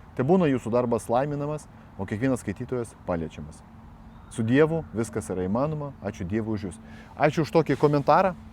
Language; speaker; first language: Lithuanian; non-native, local second language; Russian